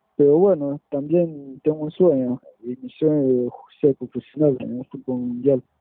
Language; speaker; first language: Spanish; non-native, fluent; French